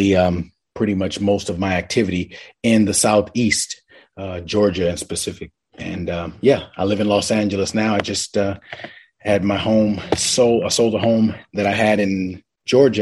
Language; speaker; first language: English; native; English